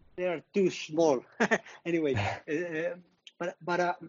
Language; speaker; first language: English; non-native, learner; Spanish